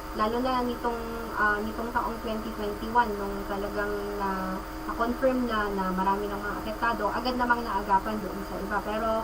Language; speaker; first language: Filipino; non-native, local second language; Iloko